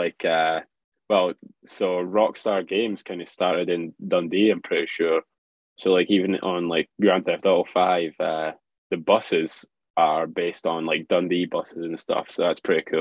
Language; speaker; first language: English; native; English